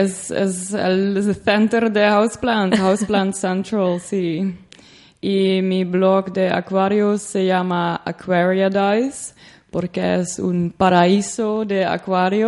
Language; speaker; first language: Spanish; non-native, learner; Dutch